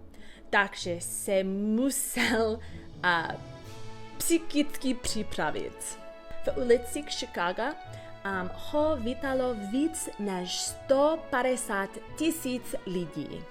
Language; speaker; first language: Czech; non-native, learner; English